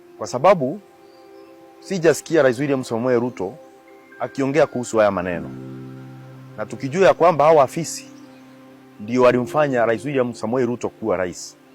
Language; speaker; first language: Swahili; non-native, local second language; Kikuyu